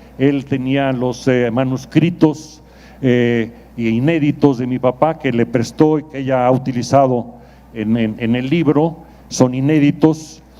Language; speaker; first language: Spanish; native; Spanish